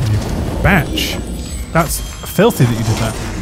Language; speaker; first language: English; native; English